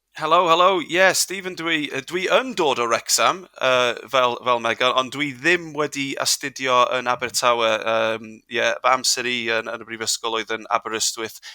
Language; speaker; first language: Welsh; non-native, local second language; English